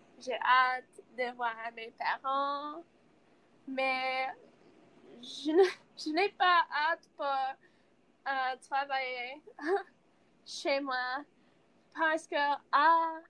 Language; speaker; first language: French; non-native, learner; English